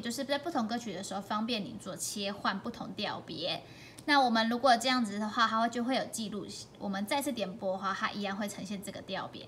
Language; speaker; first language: Chinese; native; Chinese